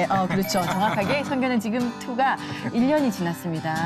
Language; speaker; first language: Korean; native; Korean